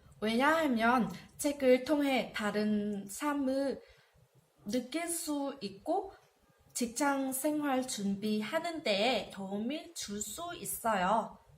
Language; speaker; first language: Korean; non-native, learner; Vietnamese